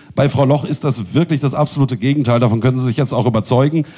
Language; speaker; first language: German; native; German